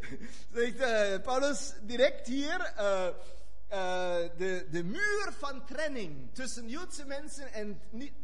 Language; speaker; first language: Dutch; non-native, fluent; German